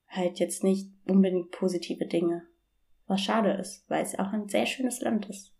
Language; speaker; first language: German; early bilingual, other home language; Bangla